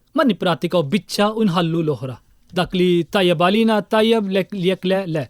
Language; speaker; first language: Maltese; non-native, fluent; Urdu